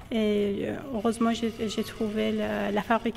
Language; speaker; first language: French; non-native, fluent; Persian